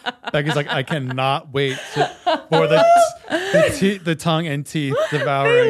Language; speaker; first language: English; native; English